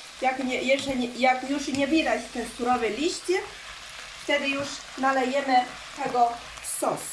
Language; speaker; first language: Polish; non-native, learner; Chinese